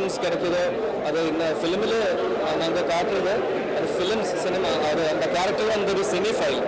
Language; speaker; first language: Tamil; non-native, learner; Malayalam